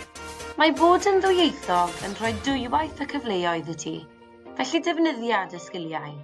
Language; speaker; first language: Welsh; native; Welsh